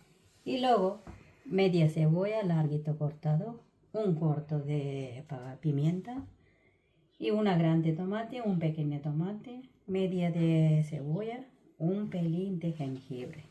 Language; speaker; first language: Spanish; non-native, learner; Malayalam